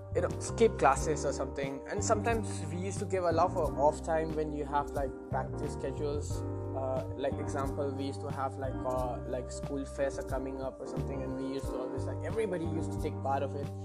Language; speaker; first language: English; non-native, local second language; Manipuri